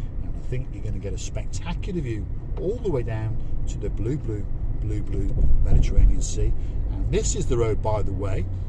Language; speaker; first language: English; native; English